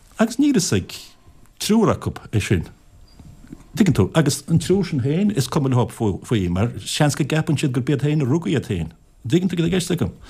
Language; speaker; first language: Irish; native; Irish